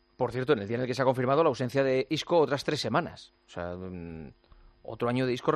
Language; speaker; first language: Spanish; native; Spanish